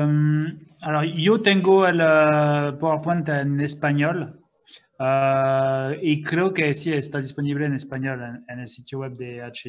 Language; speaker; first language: Spanish; non-native, fluent; French